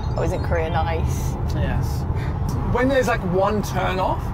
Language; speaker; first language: English; native; English